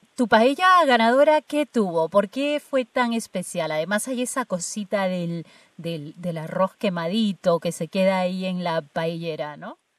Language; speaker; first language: Spanish; native; Spanish